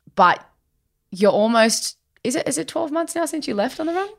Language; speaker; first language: English; native; English